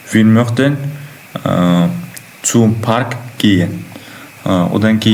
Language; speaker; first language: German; non-native, learner; Uzbek